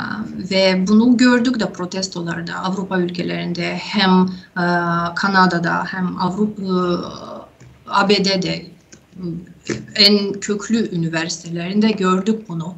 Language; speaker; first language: Turkish; non-native, fluent; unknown